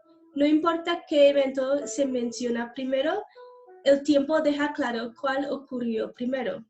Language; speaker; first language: Spanish; non-native, fluent; English